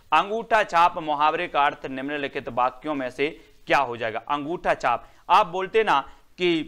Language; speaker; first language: Hindi; native; Hindi